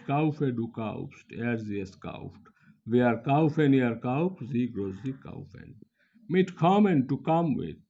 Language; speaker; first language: German; non-native, fluent; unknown